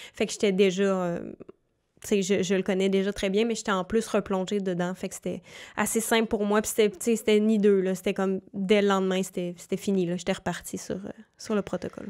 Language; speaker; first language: French; native; French